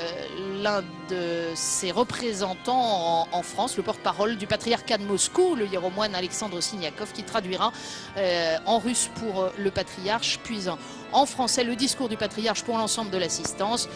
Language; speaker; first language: French; native; French